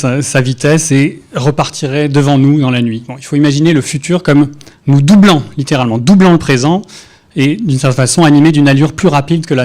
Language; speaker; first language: French; native; French